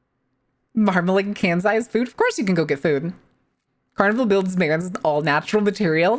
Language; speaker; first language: English; native; English